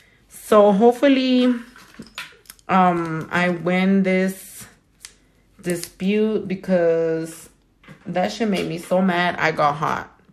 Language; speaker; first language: English; early bilingual, other home language; Spanish